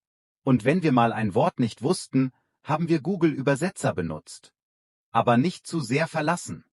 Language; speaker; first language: German; non-native, fluent; Vietnamese